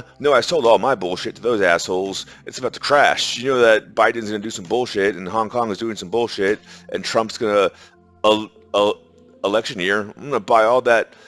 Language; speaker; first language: English; native; English